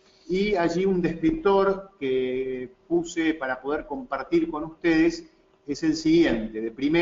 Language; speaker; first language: Spanish; native; Spanish